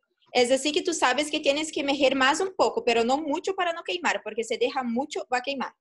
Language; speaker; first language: Spanish; non-native, fluent; Portuguese